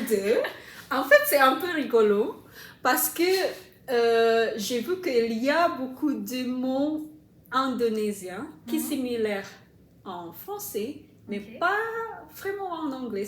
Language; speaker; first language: French; non-native, fluent; Indonesian